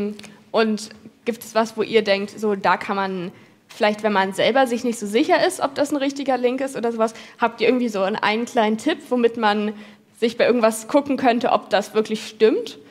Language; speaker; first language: German; native; German